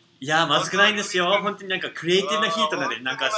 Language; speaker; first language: Japanese; non-native, fluent; English